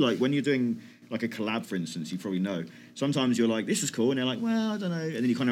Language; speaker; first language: English; native; English